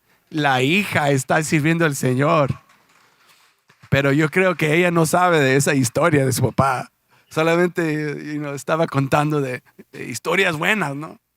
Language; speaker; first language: Spanish; early bilingual, heritage; Spanish